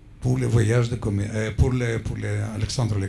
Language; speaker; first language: French; non-native, fluent; Greek